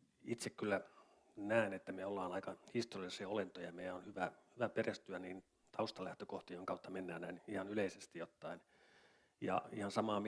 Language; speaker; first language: Finnish; native; Finnish